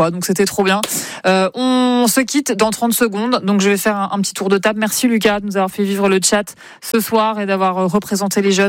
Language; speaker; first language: French; native; French